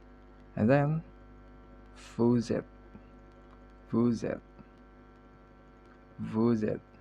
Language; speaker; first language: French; non-native, learner; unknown